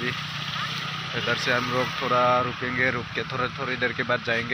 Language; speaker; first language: Hindi; non-native, local second language; Assamese